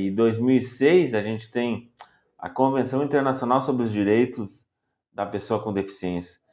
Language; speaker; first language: Portuguese; native; Portuguese